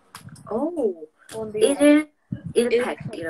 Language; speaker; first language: Korean; non-native, fluent; English